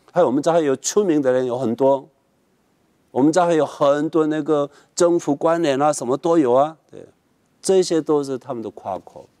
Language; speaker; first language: Chinese; non-native, fluent; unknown